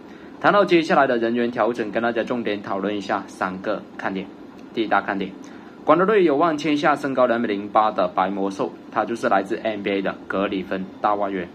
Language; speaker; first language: Chinese; native; Chinese